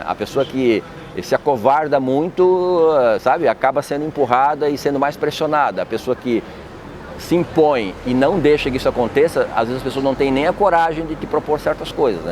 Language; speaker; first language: Portuguese; native; Portuguese